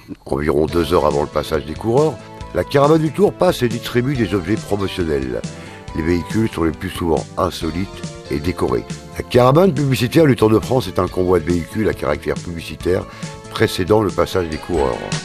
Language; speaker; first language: French; native; French